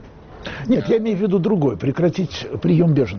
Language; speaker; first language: Russian; native; Russian